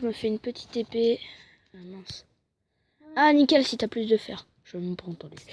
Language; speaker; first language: French; native; French